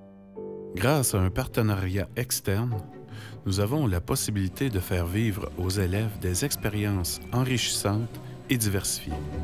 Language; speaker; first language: French; native; French